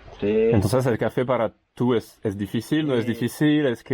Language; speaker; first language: Spanish; non-native, learner; French